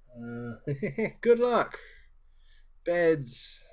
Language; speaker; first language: English; native; English